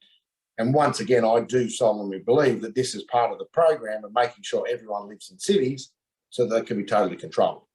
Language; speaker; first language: English; native; English